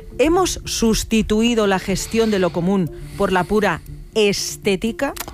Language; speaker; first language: Spanish; native; Spanish